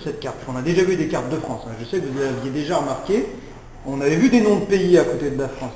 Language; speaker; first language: French; native; French